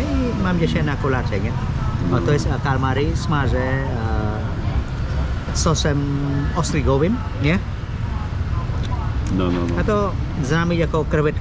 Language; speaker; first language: Polish; non-native, learner; Khmer